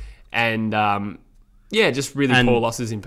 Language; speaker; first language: English; native; English